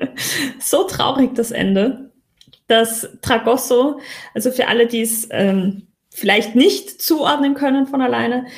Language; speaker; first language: German; native; German